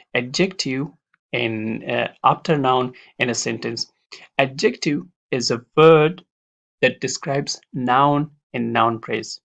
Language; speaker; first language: English; non-native, fluent; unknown